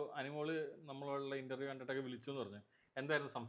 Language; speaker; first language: Malayalam; native; Malayalam